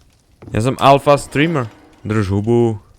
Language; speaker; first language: Czech; native; Czech